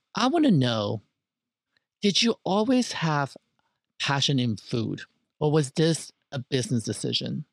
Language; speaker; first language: English; early bilingual, other home language; Chinese